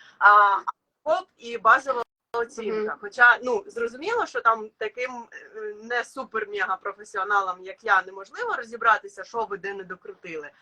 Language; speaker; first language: Ukrainian; native; Ukrainian